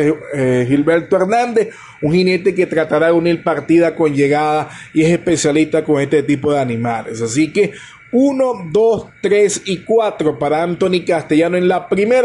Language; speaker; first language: Spanish; native; Spanish